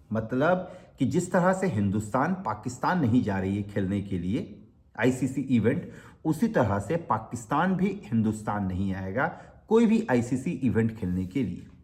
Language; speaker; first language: Hindi; native; Hindi